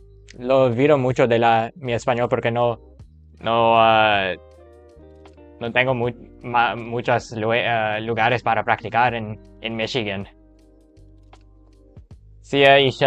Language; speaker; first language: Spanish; non-native, learner; English